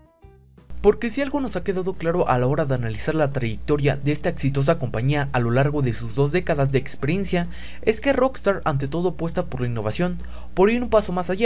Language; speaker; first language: Spanish; native; Spanish